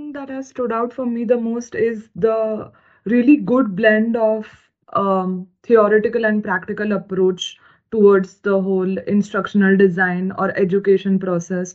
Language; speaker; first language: English; non-native, local second language; Marathi